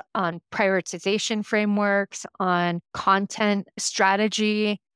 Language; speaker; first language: English; native; English